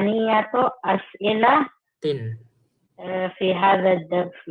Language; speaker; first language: Arabic; non-native, learner; Filipino